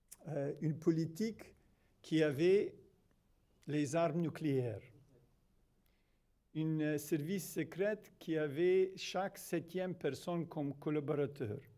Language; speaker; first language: French; non-native, fluent; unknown